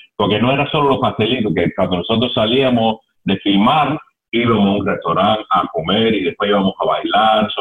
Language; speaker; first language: Spanish; early bilingual, heritage; Spanish